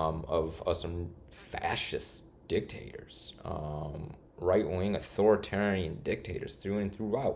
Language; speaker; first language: English; native; English